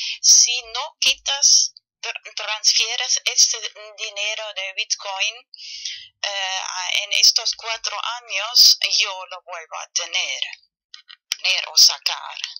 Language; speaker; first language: Spanish; non-native, fluent; German